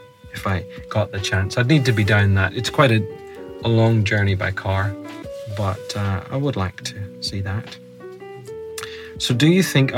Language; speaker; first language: English; native; English